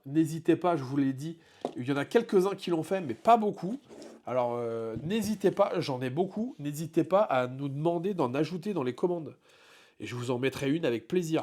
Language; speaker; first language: French; native; French